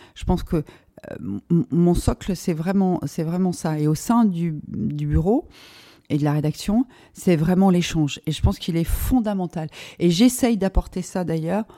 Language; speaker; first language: French; native; French